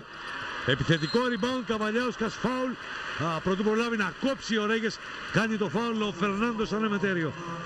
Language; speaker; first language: Greek; native; Greek